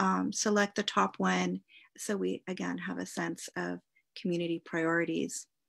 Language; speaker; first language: English; native; English